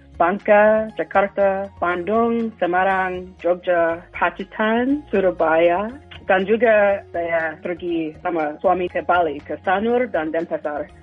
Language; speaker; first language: Indonesian; non-native, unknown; English